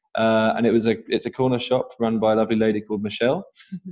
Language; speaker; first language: English; native; English